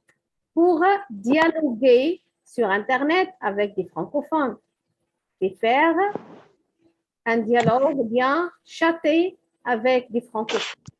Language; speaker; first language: French; non-native, fluent; Arabic